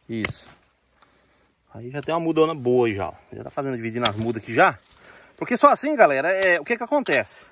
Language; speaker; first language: Portuguese; native; Portuguese